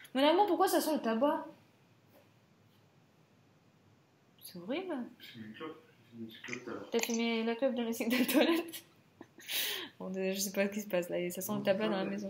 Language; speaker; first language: French; non-native, fluent; Russian